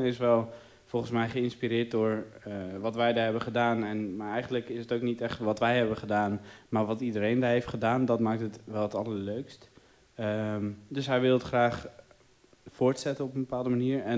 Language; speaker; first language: Dutch; native; Dutch